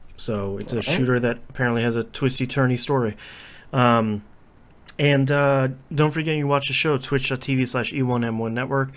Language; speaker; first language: English; native; English